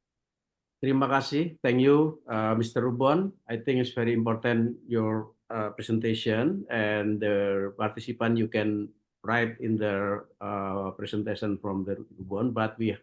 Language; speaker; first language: English; non-native, learner; Indonesian